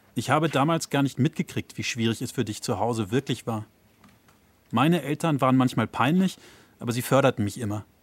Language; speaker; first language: German; native; German